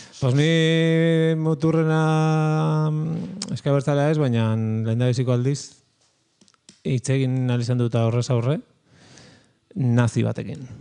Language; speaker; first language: Basque; native; Basque